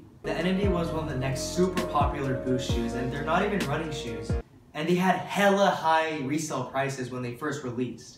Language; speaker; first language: English; native; English